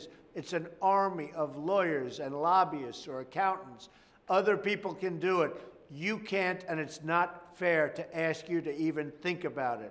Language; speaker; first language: English; native; English